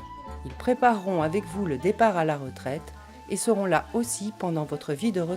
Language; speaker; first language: French; native; French